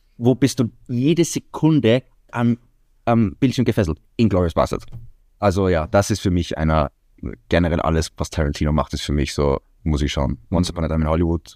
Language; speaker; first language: German; non-native, fluent; Icelandic